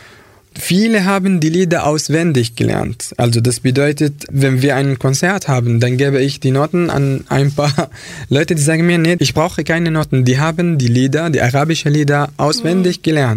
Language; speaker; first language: German; non-native, fluent; Arabic